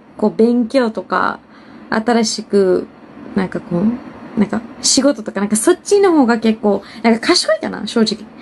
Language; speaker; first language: Japanese; non-native, fluent; Urdu